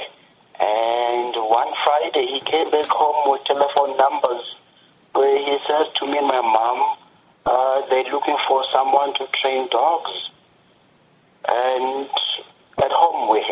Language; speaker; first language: English; non-native, local second language; Xhosa